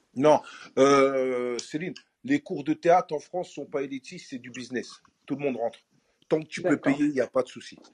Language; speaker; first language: French; native; French